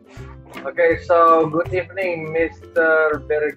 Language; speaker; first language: English; non-native, fluent; Indonesian